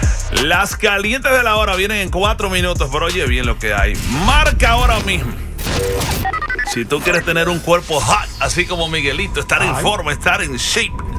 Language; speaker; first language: Spanish; native; Spanish